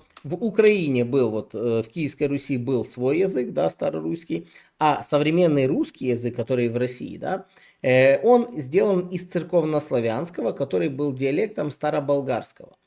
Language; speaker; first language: Russian; non-native, local second language; Ukrainian